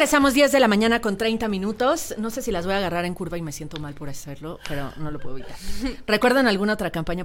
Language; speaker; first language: Spanish; native; Spanish